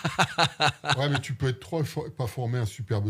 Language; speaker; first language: French; native; French